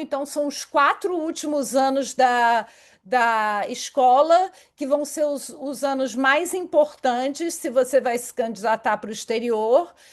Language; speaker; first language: Portuguese; native; Portuguese